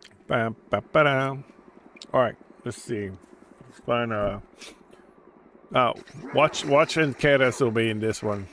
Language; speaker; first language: English; non-native, local second language; Spanish